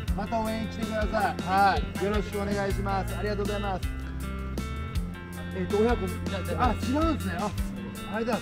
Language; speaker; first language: Japanese; native; Japanese